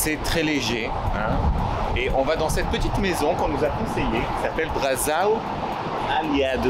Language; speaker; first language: French; native; French